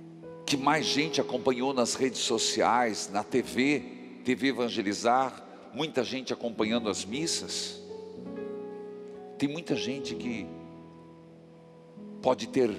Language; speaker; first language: Portuguese; native; Portuguese